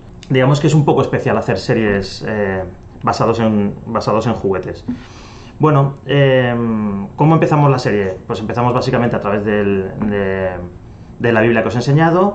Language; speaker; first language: Spanish; native; Spanish